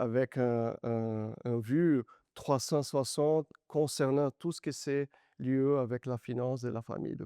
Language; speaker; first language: French; non-native, learner; Portuguese